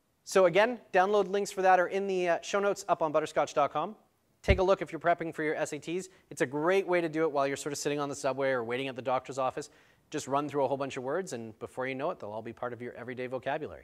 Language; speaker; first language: English; native; English